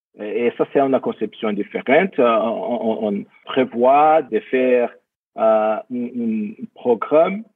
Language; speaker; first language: French; non-native, fluent; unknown